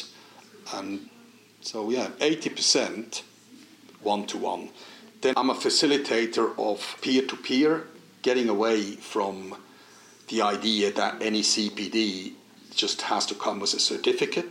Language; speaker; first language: English; non-native, fluent; Swiss German